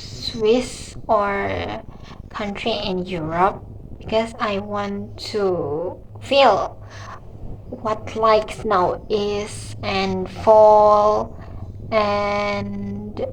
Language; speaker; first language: English; non-native, learner; Indonesian